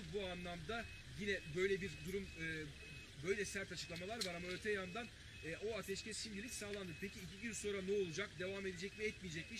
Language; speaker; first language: Turkish; native; Turkish